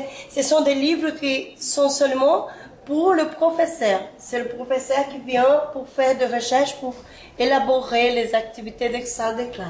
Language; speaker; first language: French; non-native, fluent; Portuguese